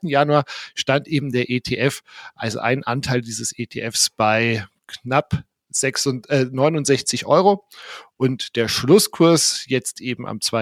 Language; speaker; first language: German; native; German